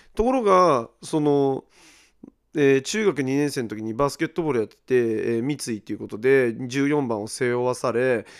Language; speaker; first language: Japanese; native; Japanese